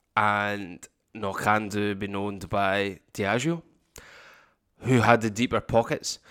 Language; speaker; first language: English; native; English